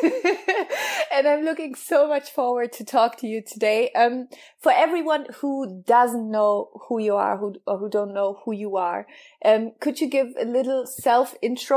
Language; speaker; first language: English; non-native, fluent; German